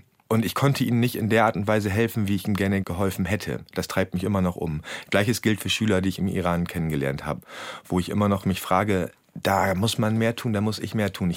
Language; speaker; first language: German; native; German